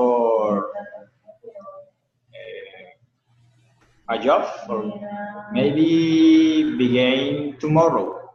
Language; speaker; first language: English; non-native, learner; Spanish